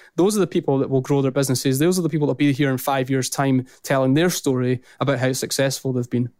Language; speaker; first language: English; native; English